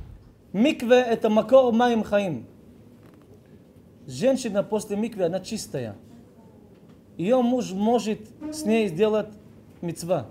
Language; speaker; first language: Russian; early bilingual, heritage; Hebrew